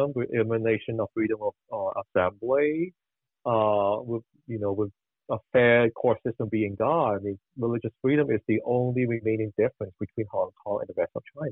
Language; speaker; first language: English; non-native, local second language; Cantonese